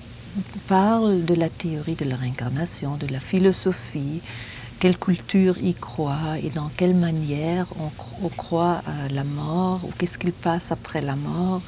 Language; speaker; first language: French; non-native, fluent; German